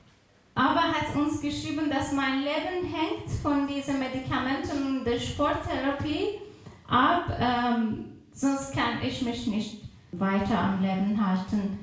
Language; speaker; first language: German; non-native, fluent; Persian